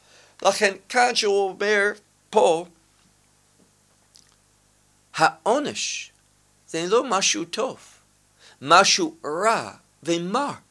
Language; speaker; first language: Hebrew; non-native, fluent; English